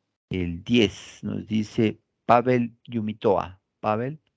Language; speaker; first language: Spanish; native; Spanish